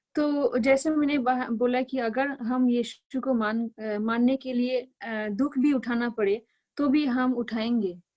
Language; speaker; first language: Hindi; native; Hindi